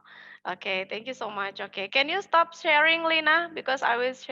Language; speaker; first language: English; non-native, fluent; Indonesian